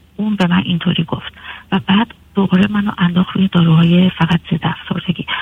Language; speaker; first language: Persian; native; Persian